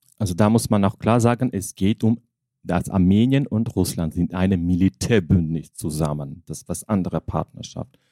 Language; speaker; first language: German; non-native, fluent; Armenian